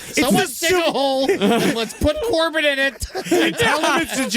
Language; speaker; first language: English; native; English